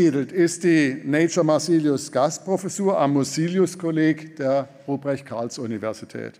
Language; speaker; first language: German; native; German